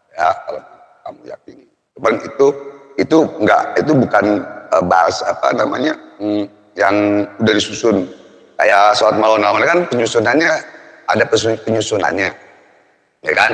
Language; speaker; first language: Indonesian; native; Indonesian